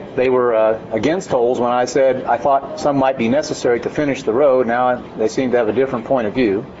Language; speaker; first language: English; native; English